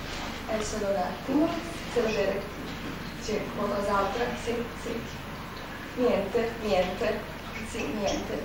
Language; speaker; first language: Italian; non-native, fluent; Serbian